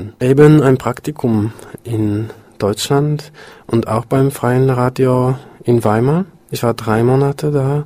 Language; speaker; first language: German; non-native, fluent; Polish